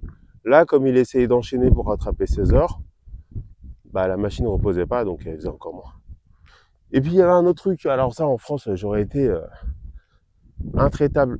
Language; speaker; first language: French; native; French